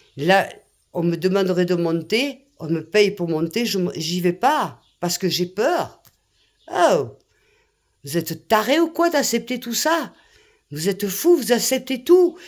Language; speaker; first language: French; native; French